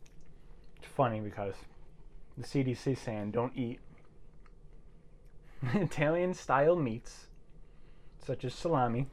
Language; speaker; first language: English; native; English